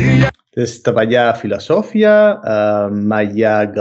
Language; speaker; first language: Russian; non-native, learner; Spanish